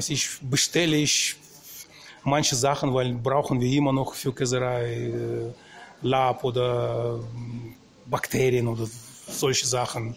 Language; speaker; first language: German; non-native, fluent; Russian